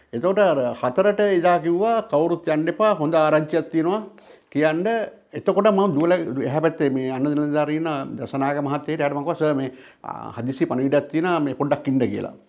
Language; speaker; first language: Sinhala; non-native, local second language; Tamil